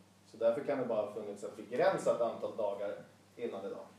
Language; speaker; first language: Swedish; native; Swedish